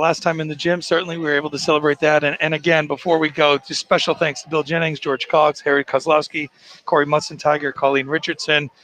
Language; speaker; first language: English; native; English